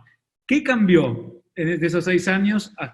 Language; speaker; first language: Spanish; native; Spanish